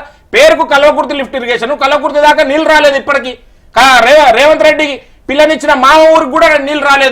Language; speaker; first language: Telugu; native; Telugu